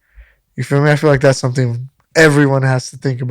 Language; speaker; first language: English; native; English